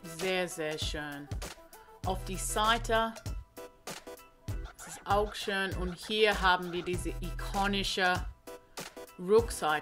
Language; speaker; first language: German; non-native, learner; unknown